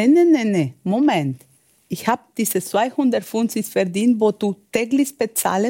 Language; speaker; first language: German; non-native, learner; Spanish